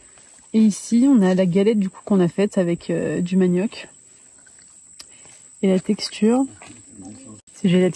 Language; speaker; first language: French; native; French